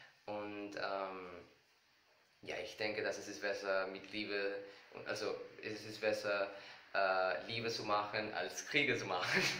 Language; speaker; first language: German; non-native, learner; Spanish